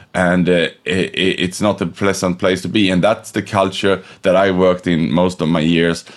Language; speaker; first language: English; non-native, fluent; Swedish